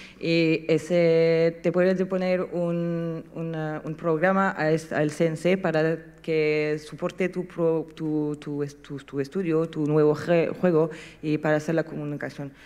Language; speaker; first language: Spanish; non-native, learner; French